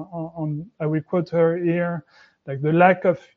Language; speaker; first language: English; non-native, fluent; French